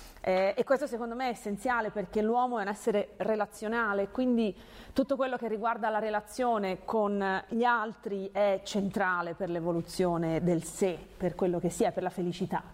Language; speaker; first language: Italian; early bilingual, other home language; Hungarian